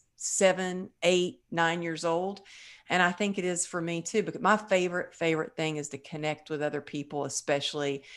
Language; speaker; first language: English; native; English